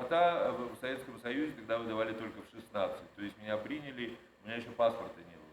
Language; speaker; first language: Russian; native; Russian